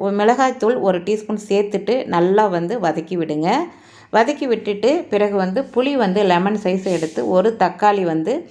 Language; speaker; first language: Tamil; native; Tamil